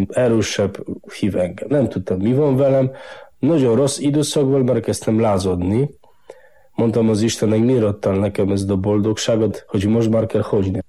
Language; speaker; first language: Hungarian; non-native, fluent; Polish